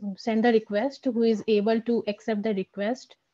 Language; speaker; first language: English; non-native, local second language; Hindi